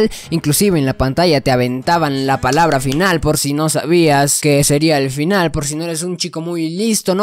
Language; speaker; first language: Spanish; native; Spanish